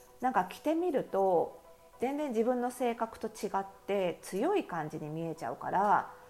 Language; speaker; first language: Japanese; native; Japanese